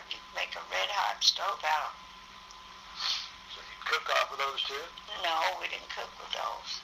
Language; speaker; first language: English; native; English